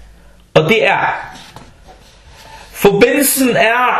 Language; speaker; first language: Danish; non-native, fluent; Arabic